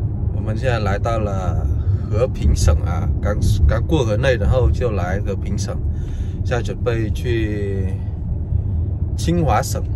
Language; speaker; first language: Chinese; non-native, fluent; Vietnamese